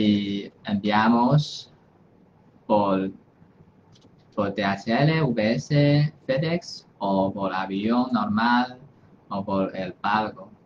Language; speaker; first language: Spanish; non-native, fluent; Chinese